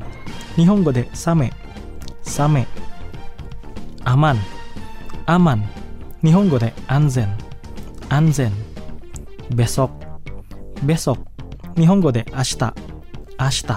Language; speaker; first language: Japanese; non-native, fluent; Indonesian